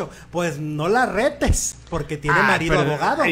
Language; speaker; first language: Spanish; native; Spanish